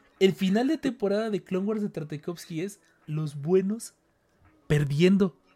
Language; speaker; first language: Spanish; native; Spanish